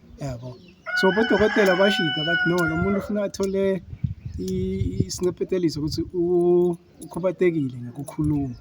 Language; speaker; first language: Zulu; non-native, local second language; Swati